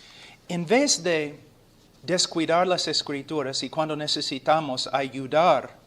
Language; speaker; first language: Spanish; non-native, fluent; English